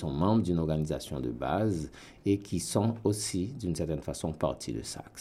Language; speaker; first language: French; non-native, local second language; Haitian Creole